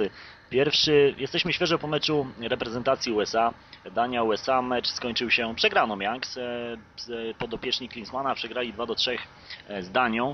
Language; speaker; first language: Polish; native; Polish